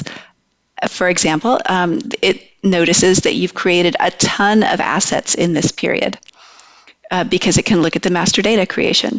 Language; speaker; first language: English; native; English